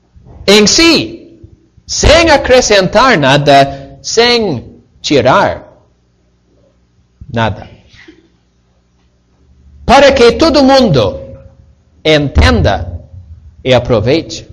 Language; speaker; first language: Portuguese; non-native, fluent; English